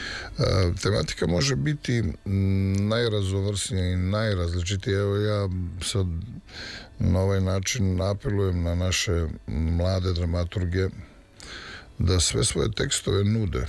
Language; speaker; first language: Serbian; native; Serbian